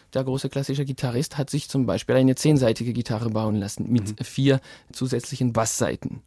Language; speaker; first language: German; non-native, fluent; French